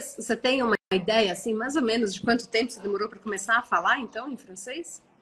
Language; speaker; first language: Portuguese; native; Portuguese